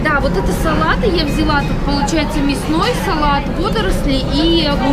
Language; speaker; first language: Russian; native; Russian